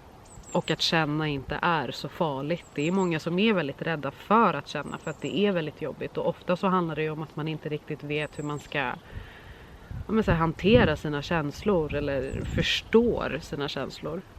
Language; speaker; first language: Swedish; native; Swedish